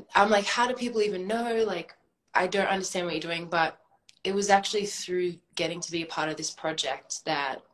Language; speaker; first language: English; native; English